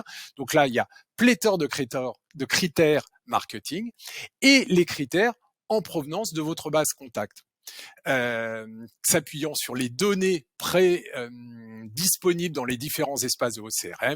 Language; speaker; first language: French; native; French